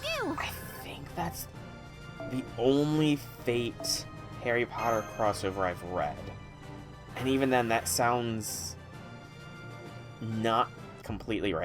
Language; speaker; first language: English; native; English